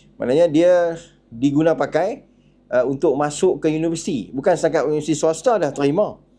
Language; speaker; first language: Malay; native; Malay